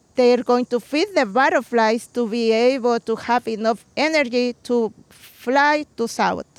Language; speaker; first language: English; non-native, fluent; Spanish